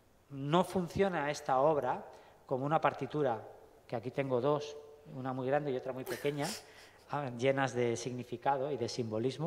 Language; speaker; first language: Spanish; native; Spanish